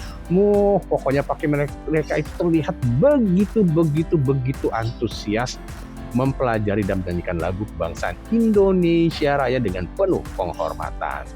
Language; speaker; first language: Indonesian; native; Indonesian